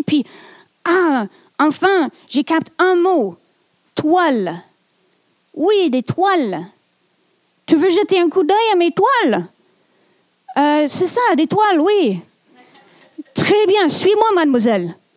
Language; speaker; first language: French; non-native, fluent; English